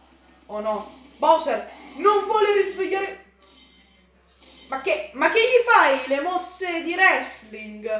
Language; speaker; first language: Italian; native; Italian